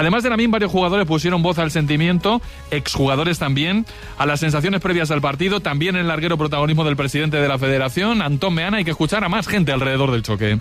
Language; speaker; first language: Spanish; native; Spanish